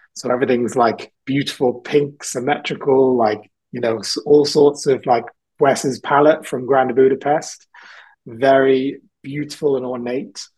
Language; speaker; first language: English; native; English